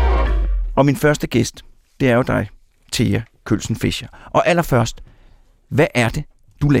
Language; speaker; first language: Danish; native; Danish